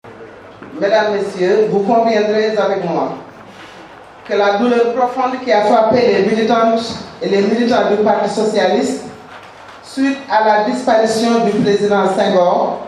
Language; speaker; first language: French; non-native, local second language; Wolof